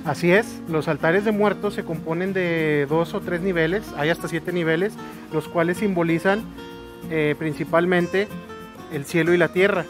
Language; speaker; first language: Spanish; native; Spanish